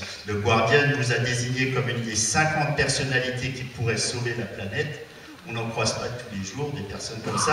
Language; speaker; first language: French; native; French